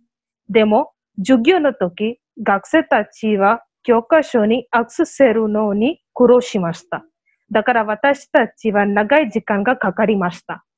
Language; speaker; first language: Japanese; non-native, learner; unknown